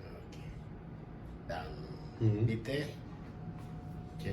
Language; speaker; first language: German; non-native, learner; Indonesian